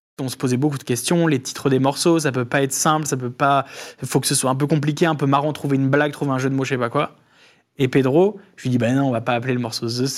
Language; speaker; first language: French; native; French